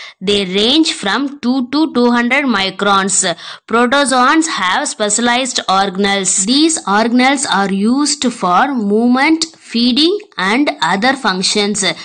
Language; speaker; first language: English; non-native, local second language; Tamil